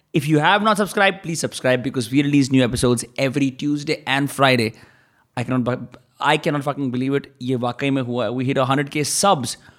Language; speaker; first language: Hindi; native; Hindi